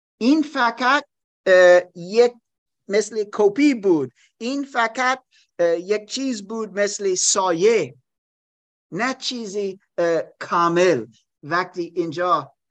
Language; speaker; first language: Persian; non-native, learner; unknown